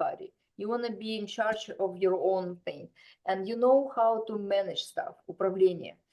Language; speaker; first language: English; non-native, fluent; Russian